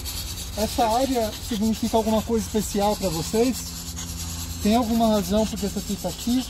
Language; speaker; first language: Portuguese; native; Portuguese